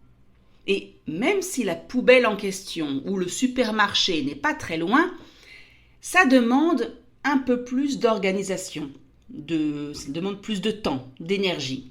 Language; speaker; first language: French; native; French